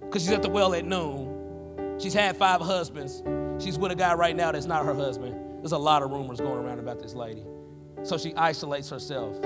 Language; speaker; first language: English; native; English